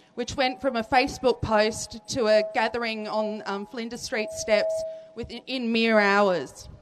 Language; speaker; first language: English; native; English